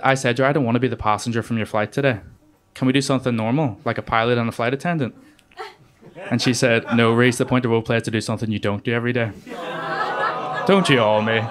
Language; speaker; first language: English; native; English